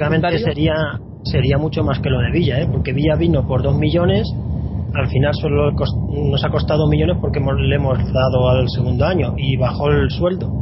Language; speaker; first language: Spanish; native; Spanish